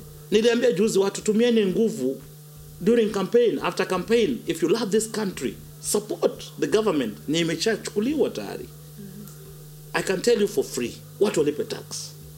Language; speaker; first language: English; non-native, local second language; Luo (Kenya and Tanzania)